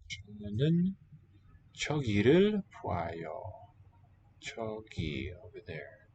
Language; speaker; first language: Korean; non-native, learner; English